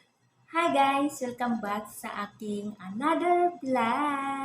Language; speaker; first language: Filipino; native; Filipino